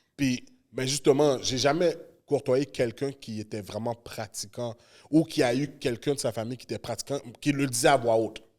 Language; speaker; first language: French; native; French